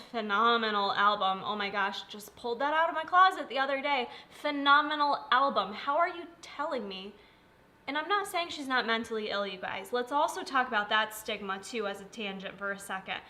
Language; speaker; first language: English; native; English